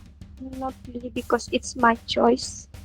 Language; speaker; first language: English; non-native, learner; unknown